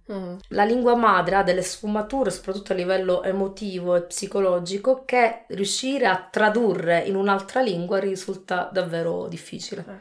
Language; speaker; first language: Italian; native; Italian